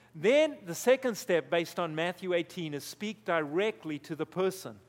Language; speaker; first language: English; native; English